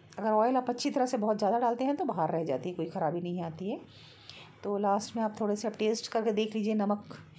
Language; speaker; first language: Hindi; native; Hindi